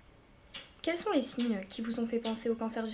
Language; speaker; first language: French; native; French